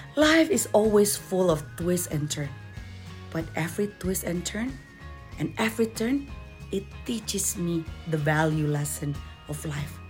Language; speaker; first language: English; non-native, fluent; Indonesian